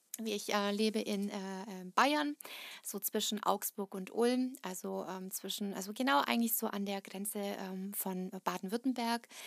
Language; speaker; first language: German; early bilingual, other home language; Russian